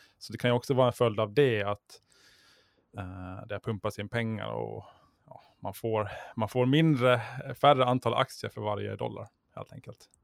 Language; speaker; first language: Swedish; native; Swedish